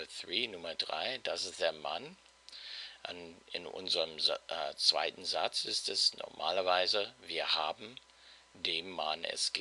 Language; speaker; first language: German; non-native, fluent; English